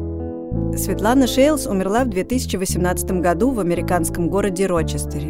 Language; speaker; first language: Russian; native; Russian